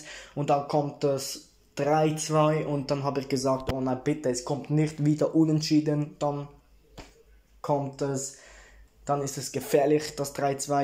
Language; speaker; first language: German; early bilingual, heritage; Italian